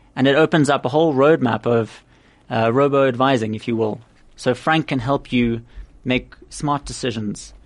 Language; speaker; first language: English; native; English